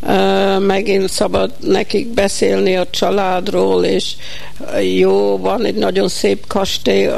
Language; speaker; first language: Hungarian; early bilingual, heritage; Hungarian